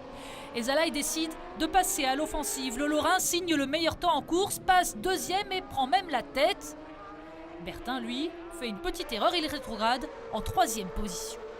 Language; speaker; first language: French; native; French